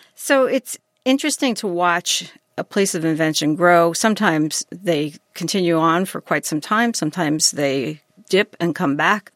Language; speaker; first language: English; native; English